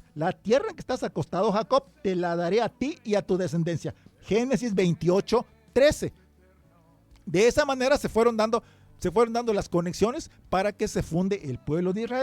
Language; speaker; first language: Spanish; native; Spanish